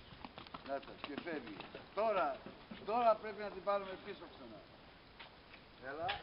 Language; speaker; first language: Greek; early bilingual, heritage; Greek